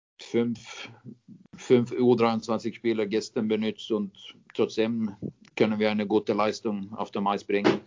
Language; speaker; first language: German; non-native, fluent; Swedish